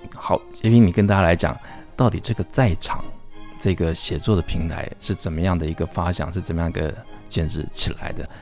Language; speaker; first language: Chinese; native; Chinese